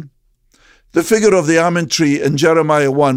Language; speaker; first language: English; native; English